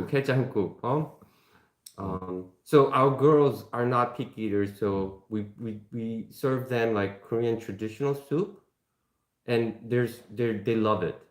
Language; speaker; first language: English; non-native, fluent; Korean